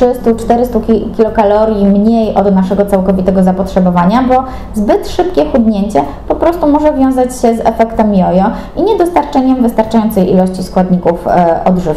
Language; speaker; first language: Polish; native; Polish